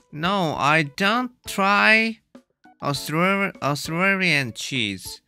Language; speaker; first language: English; non-native, learner; Japanese